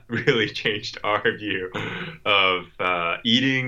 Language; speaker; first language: English; non-native, fluent; Japanese